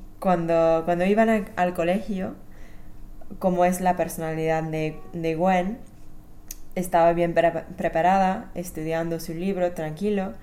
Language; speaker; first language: Spanish; non-native, fluent; English